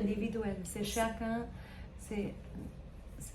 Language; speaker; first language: French; non-native, learner; Spanish